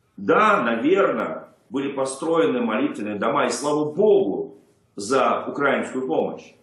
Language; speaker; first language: Russian; native; Russian